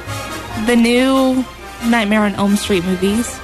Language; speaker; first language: English; native; English